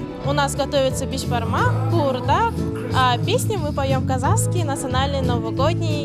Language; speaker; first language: Russian; non-native, local second language; Kazakh